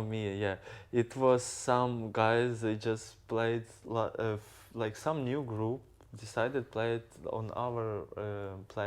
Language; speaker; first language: English; non-native, learner; Ukrainian